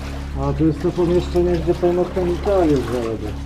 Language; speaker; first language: Polish; native; Polish